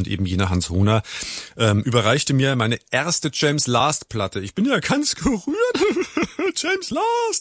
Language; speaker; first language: German; native; German